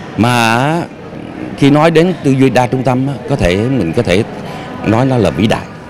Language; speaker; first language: Vietnamese; native; Vietnamese